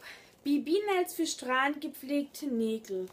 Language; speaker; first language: German; native; German